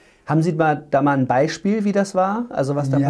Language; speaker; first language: German; native; German